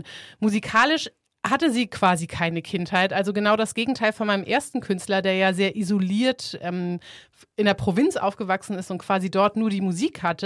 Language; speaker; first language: German; native; German